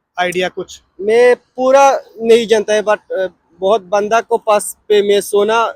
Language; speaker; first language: Hindi; non-native, learner; Bangla